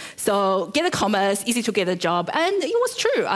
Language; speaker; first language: English; early bilingual, other home language; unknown